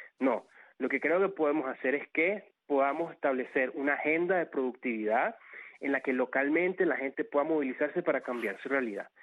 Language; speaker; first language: Spanish; native; Spanish